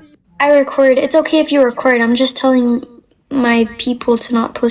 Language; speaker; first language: English; non-native, fluent; Amharic